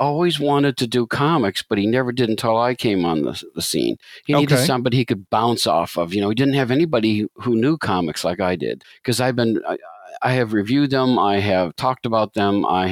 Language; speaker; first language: English; native; English